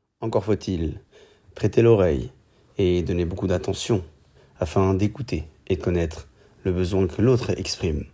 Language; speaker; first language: French; native; French